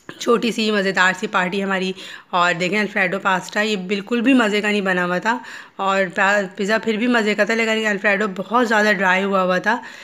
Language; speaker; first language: Hindi; native; Hindi